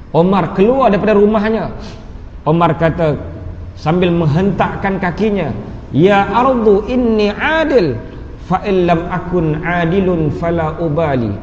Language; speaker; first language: Malay; native; Malay